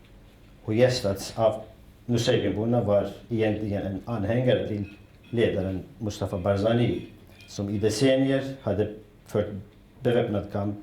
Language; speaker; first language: Swedish; non-native, fluent; Kurdish